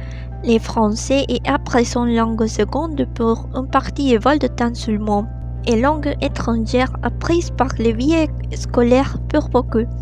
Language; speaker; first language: French; non-native, learner; Spanish